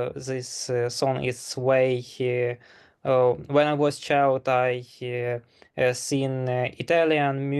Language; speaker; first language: English; non-native, learner; Ukrainian